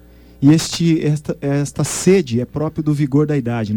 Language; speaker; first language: Portuguese; native; Portuguese